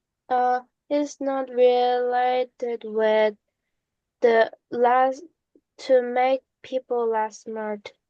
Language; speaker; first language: English; non-native, learner; Korean